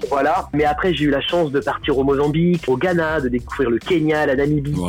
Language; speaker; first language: French; native; French